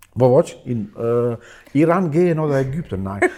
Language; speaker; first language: German; non-native, learner; Albanian